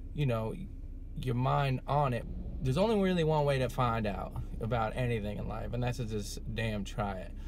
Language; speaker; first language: English; native; English